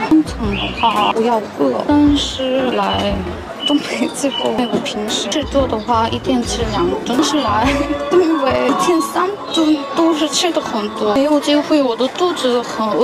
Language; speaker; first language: Chinese; non-native, learner; Korean